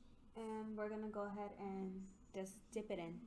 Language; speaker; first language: English; native; English